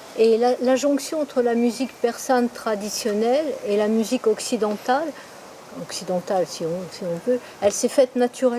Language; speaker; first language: French; native; French